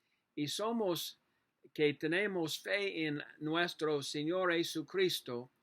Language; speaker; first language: Spanish; non-native, learner; English